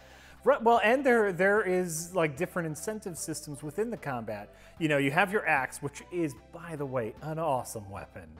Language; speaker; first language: English; native; English